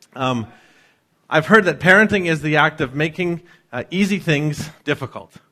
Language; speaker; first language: English; native; English